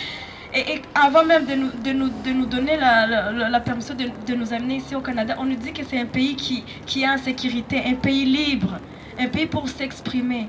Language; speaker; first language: French; non-native, local second language; Rundi